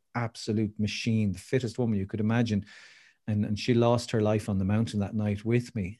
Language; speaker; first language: English; native; English